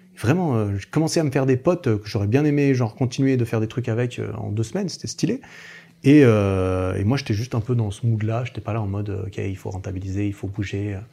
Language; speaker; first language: French; native; French